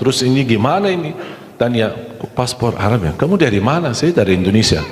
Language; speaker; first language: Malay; non-native, fluent; Arabic